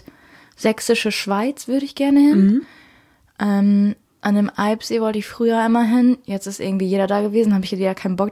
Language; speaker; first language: German; native; German